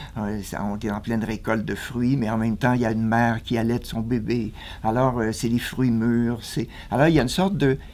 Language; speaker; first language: French; native; French